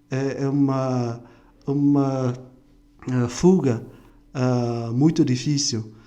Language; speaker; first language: Portuguese; non-native, fluent; Vietnamese